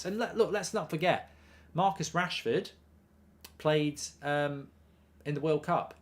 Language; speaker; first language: English; native; English